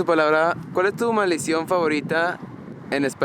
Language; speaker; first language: Spanish; early bilingual, heritage; Spanish